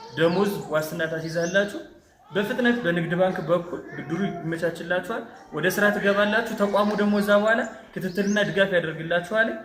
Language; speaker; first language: Amharic; native; Amharic